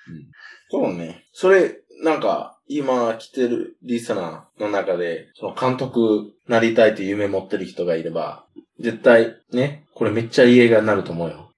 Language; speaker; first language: Japanese; non-native, fluent; English